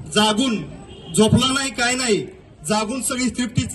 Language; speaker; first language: Marathi; native; Marathi